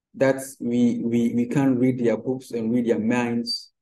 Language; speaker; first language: English; non-native, local second language; Akan